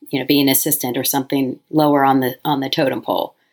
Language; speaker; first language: English; native; English